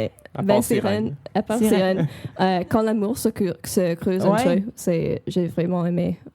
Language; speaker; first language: French; non-native, fluent; English